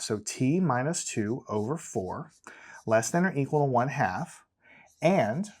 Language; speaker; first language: English; native; English